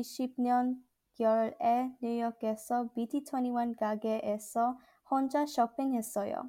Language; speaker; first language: Korean; non-native, learner; English